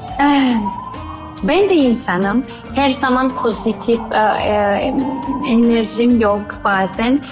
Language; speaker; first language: Turkish; non-native, learner; Georgian